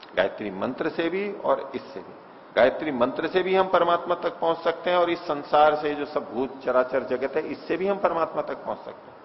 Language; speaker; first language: Hindi; native; Hindi